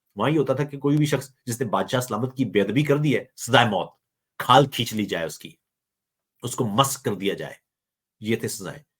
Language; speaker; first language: Urdu; non-native, local second language; Punjabi